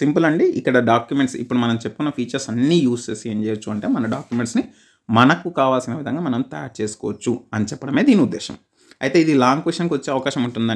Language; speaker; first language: Telugu; native; Telugu